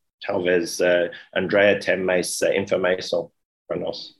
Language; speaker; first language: Portuguese; non-native, learner; English